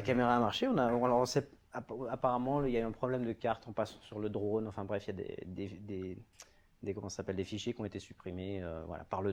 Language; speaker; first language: French; native; French